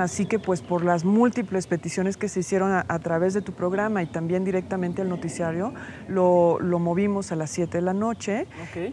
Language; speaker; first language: Spanish; native; Spanish